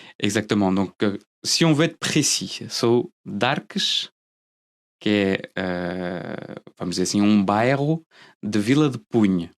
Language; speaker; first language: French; early bilingual, other home language; Portuguese